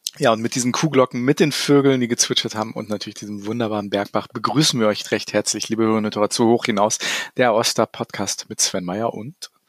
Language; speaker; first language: German; native; German